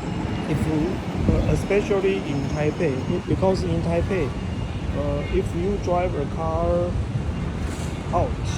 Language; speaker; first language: English; non-native, learner; Chinese